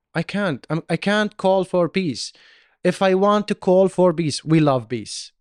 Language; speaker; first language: English; non-native, learner; Arabic